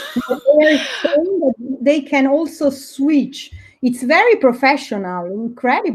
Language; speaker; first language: English; non-native, fluent; Italian